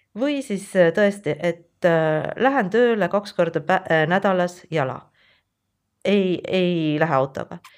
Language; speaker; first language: Estonian; native; Estonian